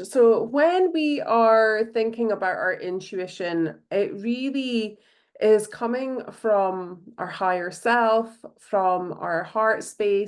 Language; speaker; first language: English; native; English